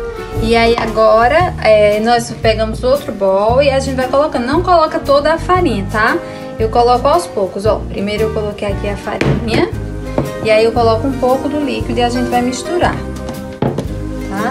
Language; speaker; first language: Portuguese; native; Portuguese